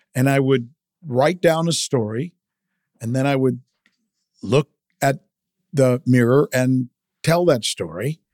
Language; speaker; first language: English; early bilingual, other home language; Spanish